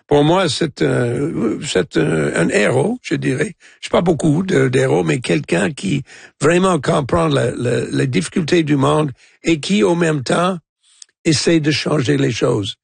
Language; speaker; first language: French; non-native, local second language; English